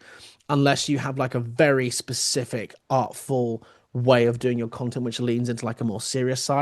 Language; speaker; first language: English; native; English